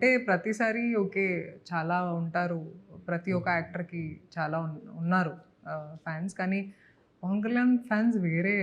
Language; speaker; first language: Telugu; non-native, fluent; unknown